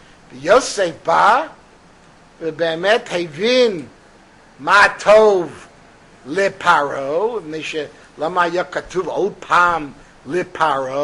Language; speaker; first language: Hebrew; non-native, fluent; English